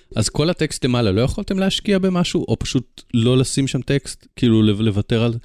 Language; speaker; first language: Hebrew; native; Hebrew